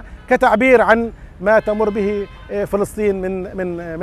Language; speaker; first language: Arabic; native; Arabic